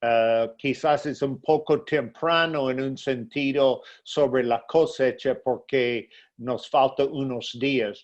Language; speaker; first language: Spanish; non-native, fluent; English